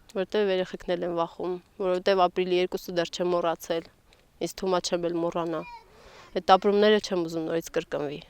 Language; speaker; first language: Armenian; native; Armenian